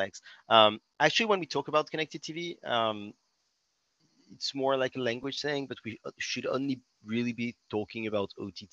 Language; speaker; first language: English; non-native, fluent; French